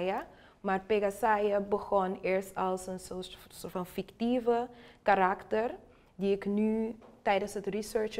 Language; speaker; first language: Dutch; non-native, local second language; Papiamento